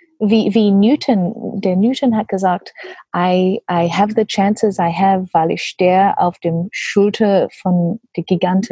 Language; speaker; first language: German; non-native, learner; English